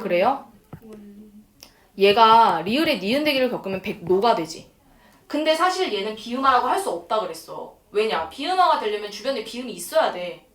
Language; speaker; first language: Korean; native; Korean